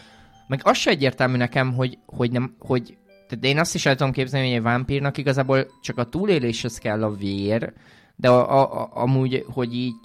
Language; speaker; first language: Hungarian; native; Hungarian